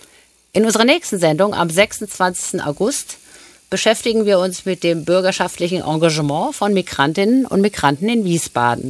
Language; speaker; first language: German; native; German